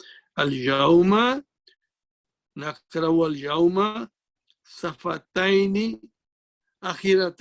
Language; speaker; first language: Arabic; non-native, fluent; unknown